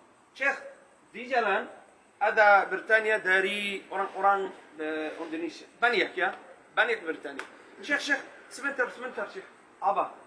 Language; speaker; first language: Indonesian; non-native, learner; Arabic